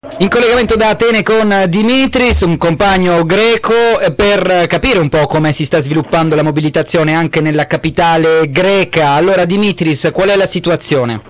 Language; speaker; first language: Italian; native; Italian